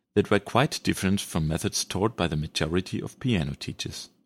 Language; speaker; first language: English; non-native, fluent; German